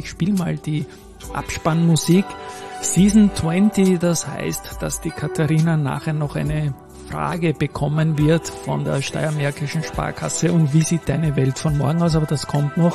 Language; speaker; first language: German; native; German